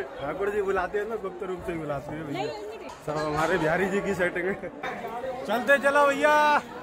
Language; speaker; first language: Hindi; native; Hindi